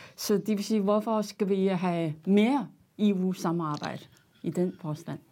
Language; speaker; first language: Danish; non-native, fluent; Chinese